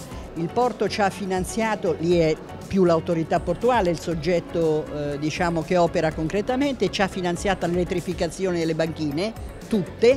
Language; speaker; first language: Italian; native; Italian